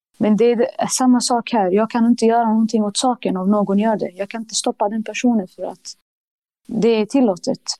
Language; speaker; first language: Swedish; early bilingual, other home language; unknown